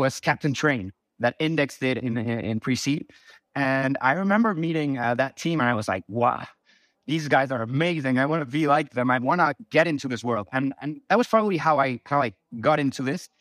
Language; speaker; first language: English; non-native, fluent; Spanish